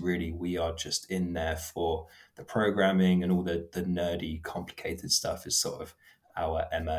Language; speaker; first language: English; native; English